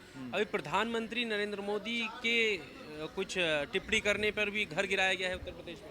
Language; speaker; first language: Hindi; native; Hindi